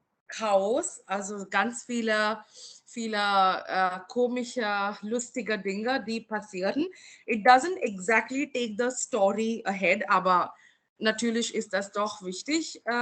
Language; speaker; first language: German; non-native, fluent; Marathi